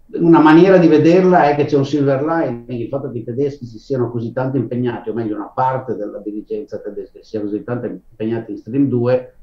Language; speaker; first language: Italian; native; Italian